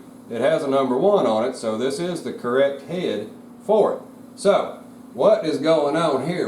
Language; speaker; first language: English; native; English